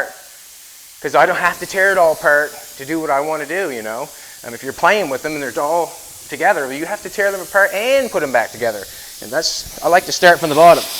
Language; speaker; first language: English; native; English